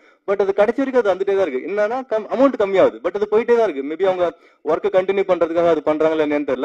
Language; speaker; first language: Tamil; native; Tamil